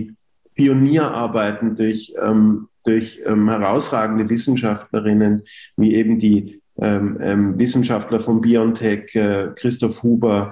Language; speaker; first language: German; native; German